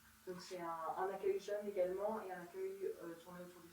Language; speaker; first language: French; native; French